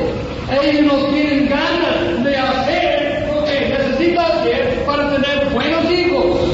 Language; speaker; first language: Spanish; non-native, fluent; English